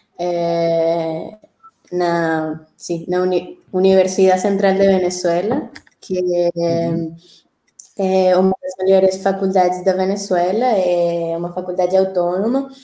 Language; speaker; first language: Portuguese; non-native, fluent; Spanish